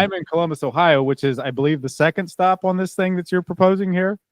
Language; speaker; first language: English; native; English